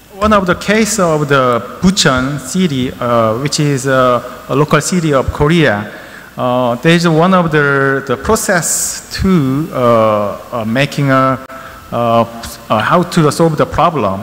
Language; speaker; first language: English; non-native, learner; Korean